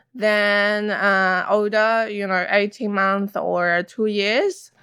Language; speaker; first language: English; non-native, fluent; Chinese